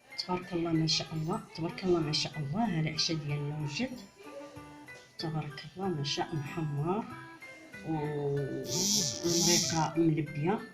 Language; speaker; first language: Arabic; native; Arabic